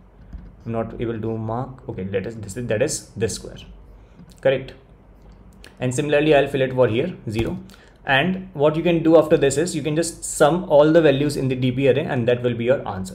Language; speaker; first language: English; non-native, local second language; Hindi